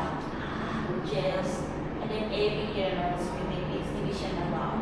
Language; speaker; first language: English; non-native, learner; Thai